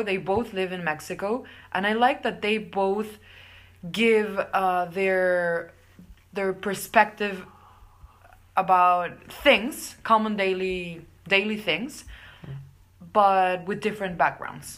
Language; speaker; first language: English; non-native, fluent; Spanish